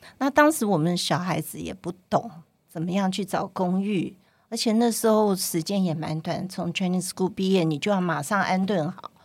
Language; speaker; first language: Chinese; non-native, local second language; Cantonese